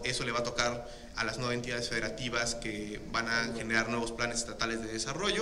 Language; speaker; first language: Spanish; native; Spanish